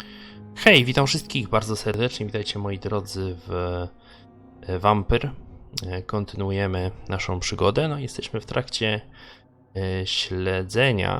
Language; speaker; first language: Polish; native; Polish